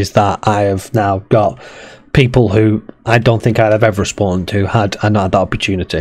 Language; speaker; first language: English; native; English